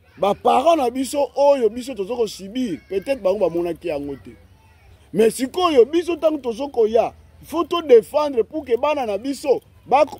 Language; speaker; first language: Lingala; non-native, local second language; Kongo